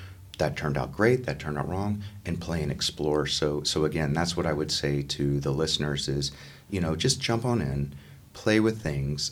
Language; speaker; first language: English; native; English